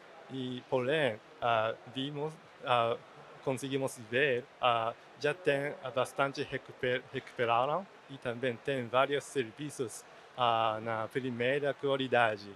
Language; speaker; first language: Portuguese; non-native, learner; Japanese